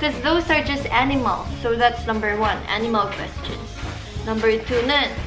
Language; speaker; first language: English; non-native, local second language; Filipino